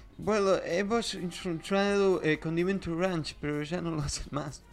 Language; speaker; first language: Spanish; native; Spanish